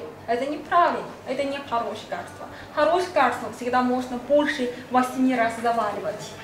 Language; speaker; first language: Russian; non-native, learner; Chinese